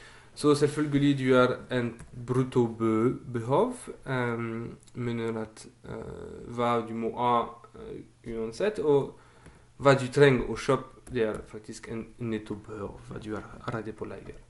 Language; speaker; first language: Norwegian; non-native, fluent; French